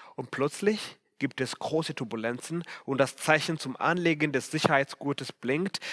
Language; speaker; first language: German; non-native, fluent; Swahili